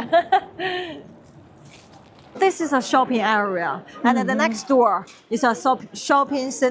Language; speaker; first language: English; non-native, learner; Chinese